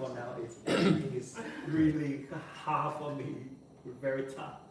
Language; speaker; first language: English; non-native, learner; Vietnamese